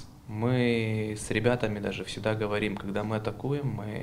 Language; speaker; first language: Russian; native; Russian